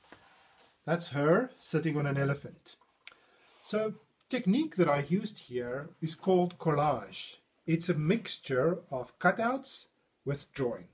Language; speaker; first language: English; non-native, fluent; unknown